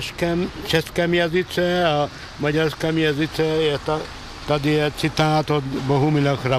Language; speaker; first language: Czech; non-native, fluent; Hungarian